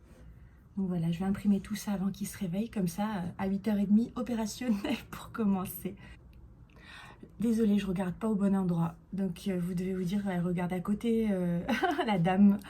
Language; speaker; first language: French; native; French